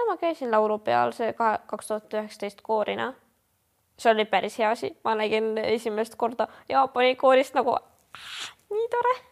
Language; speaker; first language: Estonian; non-native, local second language; Russian